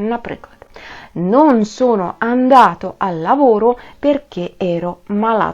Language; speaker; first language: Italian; non-native, fluent; Ukrainian